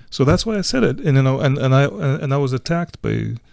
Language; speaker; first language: English; non-native, fluent; Ukrainian